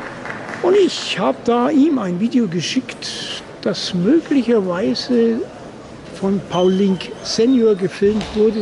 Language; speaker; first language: German; native; German